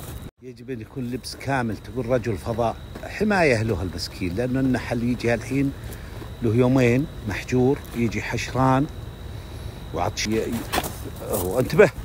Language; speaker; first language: Arabic; native; Arabic